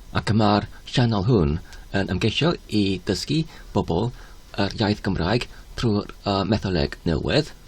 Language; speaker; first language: Welsh; non-native, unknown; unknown